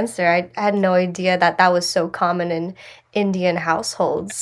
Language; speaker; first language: English; native; English